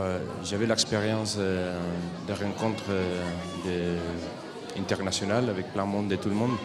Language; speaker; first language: French; non-native, fluent; Catalan